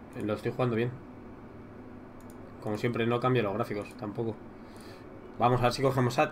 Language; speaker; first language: Spanish; native; Spanish